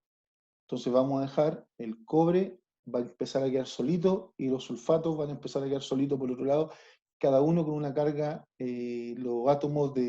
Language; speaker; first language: Spanish; native; Spanish